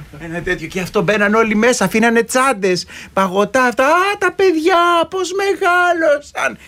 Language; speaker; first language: Greek; native; Greek